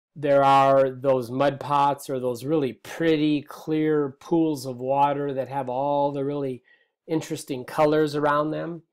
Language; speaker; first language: English; native; English